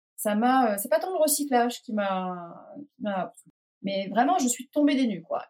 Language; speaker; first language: French; native; French